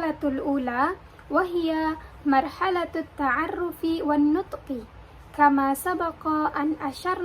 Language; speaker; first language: Arabic; non-native, learner; Indonesian